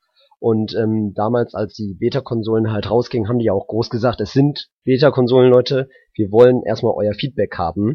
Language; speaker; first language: German; native; German